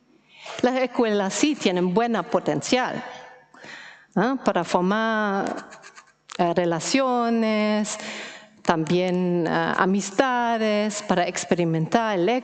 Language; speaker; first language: Spanish; non-native, fluent; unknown